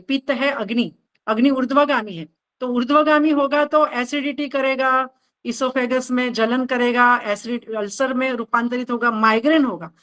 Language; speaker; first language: Hindi; non-native, local second language; Marathi